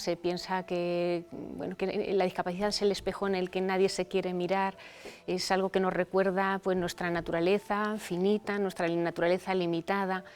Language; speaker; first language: Spanish; native; Spanish